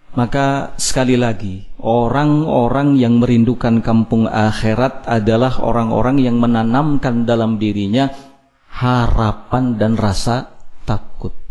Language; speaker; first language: Indonesian; native; Indonesian